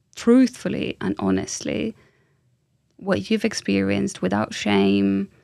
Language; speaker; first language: English; non-native, fluent; Finnish